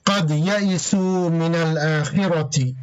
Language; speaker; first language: Arabic; non-native, fluent; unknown